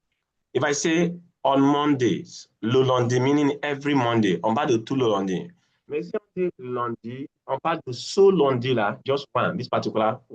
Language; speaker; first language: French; non-native, fluent; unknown